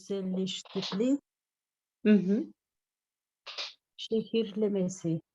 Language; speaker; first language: Turkish; non-native, learner; Kyrgyz